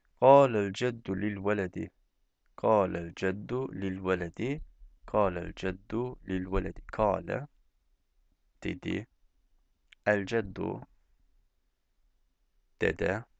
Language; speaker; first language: Arabic; non-native, fluent; Turkish